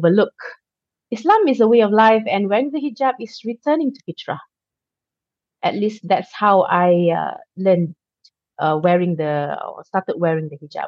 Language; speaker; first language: English; non-native, local second language; Malay